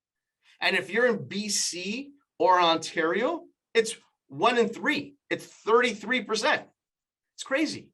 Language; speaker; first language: English; native; English